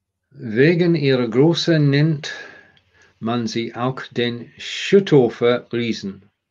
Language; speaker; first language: German; non-native, learner; English